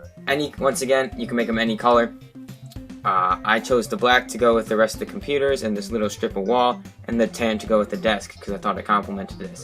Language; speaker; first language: English; native; English